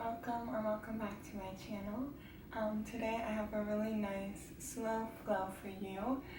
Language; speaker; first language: English; native; English